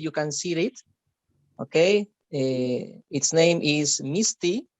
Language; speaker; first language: English; non-native, learner; Spanish